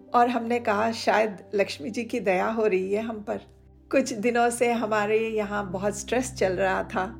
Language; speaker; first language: Hindi; non-native, local second language; Odia